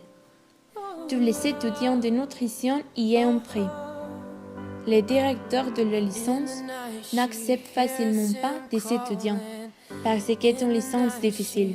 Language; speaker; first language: French; non-native, learner; Spanish